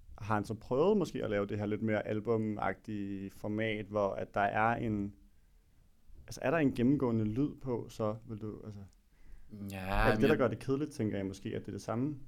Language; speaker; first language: Danish; native; Danish